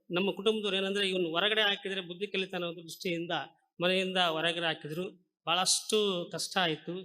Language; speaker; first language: Kannada; native; Kannada